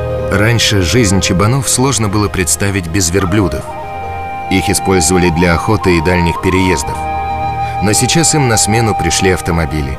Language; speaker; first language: Russian; native; Russian